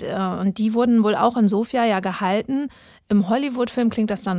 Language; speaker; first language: German; native; German